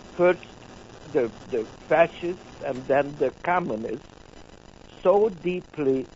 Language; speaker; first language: English; non-native, fluent; Hungarian